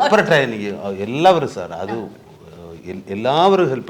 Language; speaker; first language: Tamil; non-native, learner; Malayalam